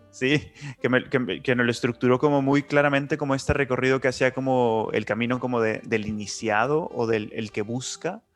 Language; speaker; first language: Spanish; native; Spanish